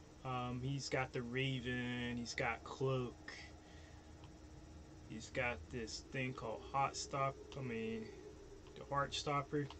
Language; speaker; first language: English; native; English